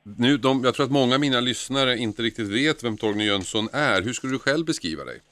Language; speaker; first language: Swedish; native; Swedish